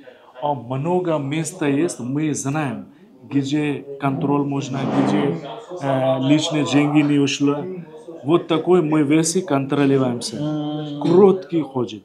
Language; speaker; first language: Russian; non-native, learner; Hindi